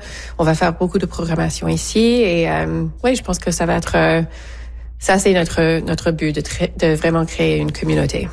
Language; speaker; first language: French; early bilingual, other home language; English